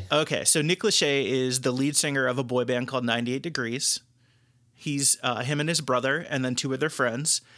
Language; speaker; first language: English; native; English